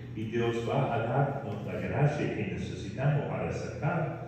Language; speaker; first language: Spanish; non-native, fluent; English